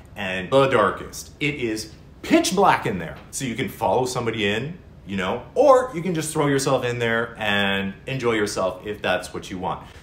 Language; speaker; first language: English; native; English